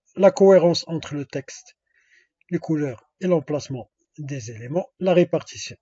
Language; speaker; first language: French; non-native, local second language; Arabic